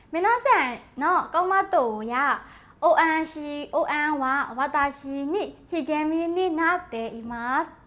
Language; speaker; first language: Japanese; non-native, learner; Burmese